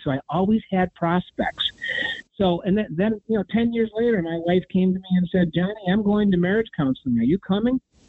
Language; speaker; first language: English; native; English